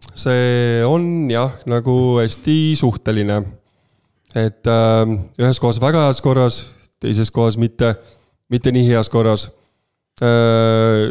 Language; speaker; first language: Estonian; native; Estonian